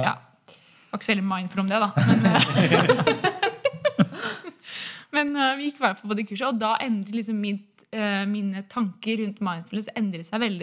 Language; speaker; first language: Norwegian; native; Norwegian